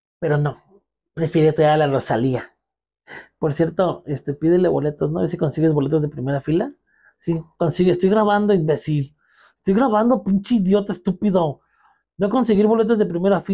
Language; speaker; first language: Spanish; native; Spanish